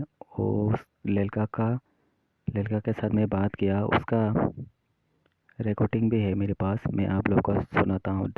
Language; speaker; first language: Hindi; non-native, local second language; Kok Borok